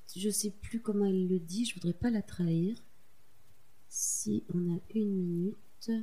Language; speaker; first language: French; native; French